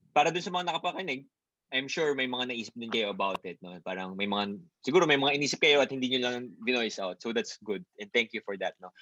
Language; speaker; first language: Filipino; non-native, local second language; Bikol